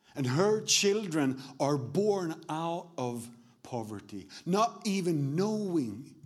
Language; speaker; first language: English; non-native, fluent; Swedish